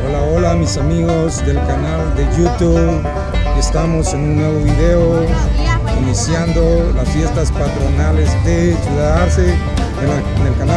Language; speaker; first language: Spanish; native; Spanish